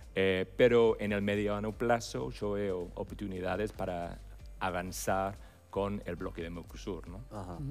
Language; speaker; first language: Spanish; non-native, fluent; English